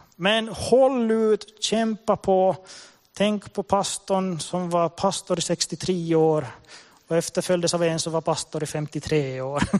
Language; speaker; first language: Swedish; native; Swedish